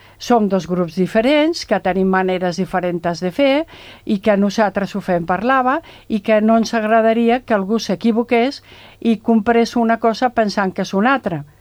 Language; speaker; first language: Catalan; non-native, local second language; Spanish